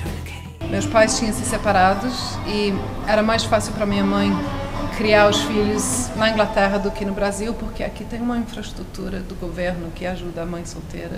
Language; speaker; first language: Portuguese; early bilingual, heritage; Portuguese